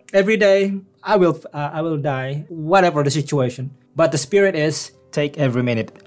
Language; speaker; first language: English; non-native, fluent; Indonesian